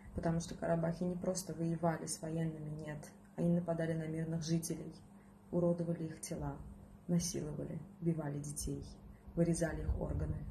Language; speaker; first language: Russian; non-native, local second language; Azerbaijani